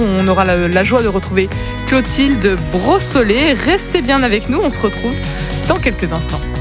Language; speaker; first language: French; native; French